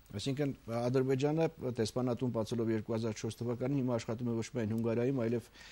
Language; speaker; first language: Armenian; native; Armenian